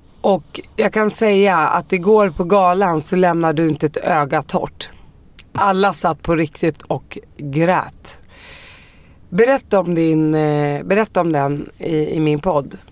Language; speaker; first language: Swedish; native; Swedish